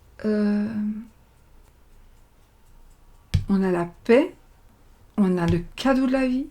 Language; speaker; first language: French; native; French